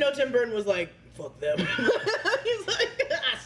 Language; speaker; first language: English; native; English